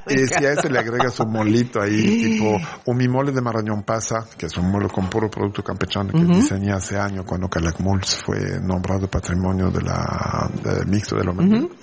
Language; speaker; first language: Spanish; non-native, fluent; French